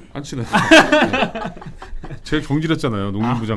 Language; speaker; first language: Korean; native; Korean